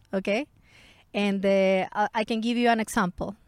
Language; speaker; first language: English; non-native, fluent; Spanish